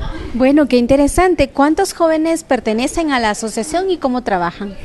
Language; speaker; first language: Spanish; native; Spanish